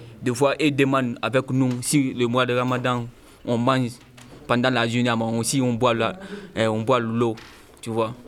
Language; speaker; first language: French; non-native, learner; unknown